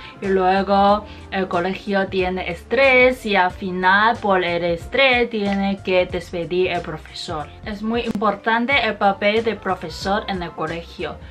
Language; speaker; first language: Spanish; non-native, fluent; Chinese